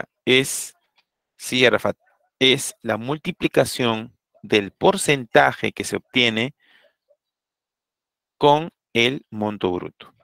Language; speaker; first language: Spanish; native; Spanish